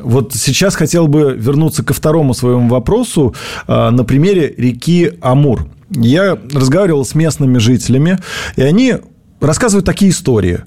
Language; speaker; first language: Russian; native; Russian